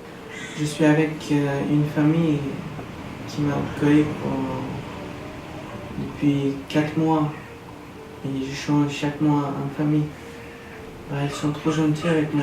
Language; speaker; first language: French; non-native, learner; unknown